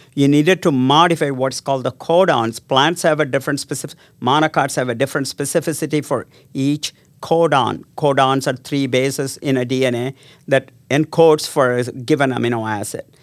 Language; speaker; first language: English; non-native, local second language; Tamil